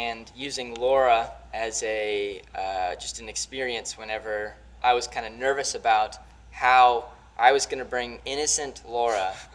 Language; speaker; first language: English; native; English